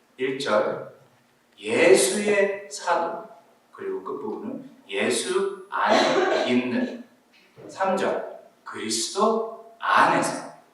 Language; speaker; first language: Korean; early bilingual, heritage; Korean